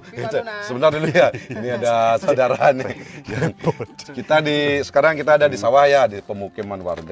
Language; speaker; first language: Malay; non-native, local second language; Balinese